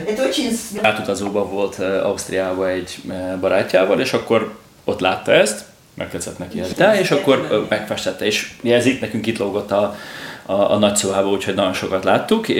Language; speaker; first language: Hungarian; native; Hungarian